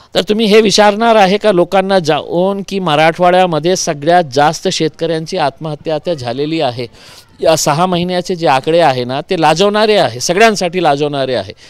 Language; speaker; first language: Marathi; non-native, local second language; Urdu